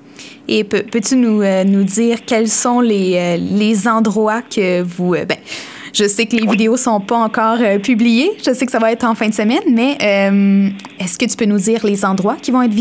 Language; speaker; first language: French; native; French